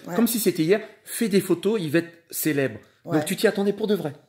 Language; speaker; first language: French; native; French